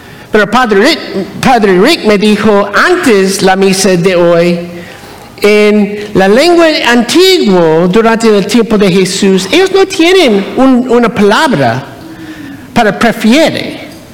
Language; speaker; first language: Spanish; non-native, learner; English